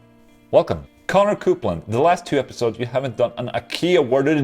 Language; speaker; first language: English; non-native, fluent; Swedish